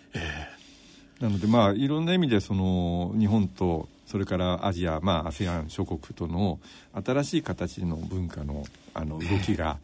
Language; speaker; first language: Japanese; native; Japanese